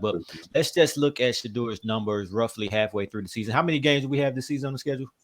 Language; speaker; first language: English; native; English